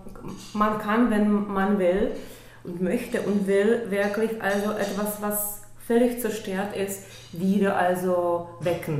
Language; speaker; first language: German; non-native, local second language; Czech